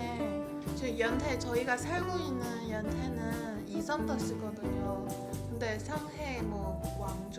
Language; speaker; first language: Korean; non-native, fluent; Chinese